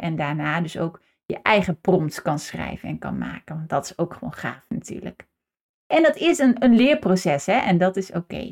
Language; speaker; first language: Dutch; native; Dutch